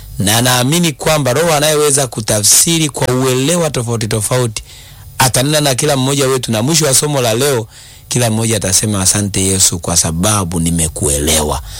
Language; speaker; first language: Swahili; native; Swahili